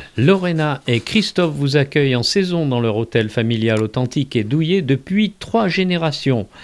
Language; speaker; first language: French; native; French